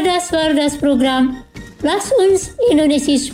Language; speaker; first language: German; non-native, fluent; Indonesian